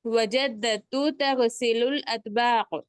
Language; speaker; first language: Arabic; non-native, learner; Urdu